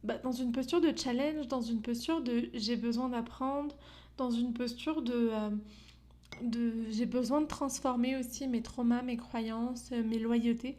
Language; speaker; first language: French; native; French